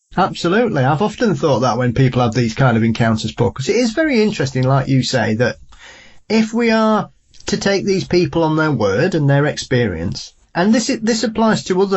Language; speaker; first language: English; native; English